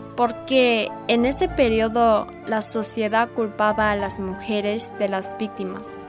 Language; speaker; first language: Spanish; non-native, fluent; Korean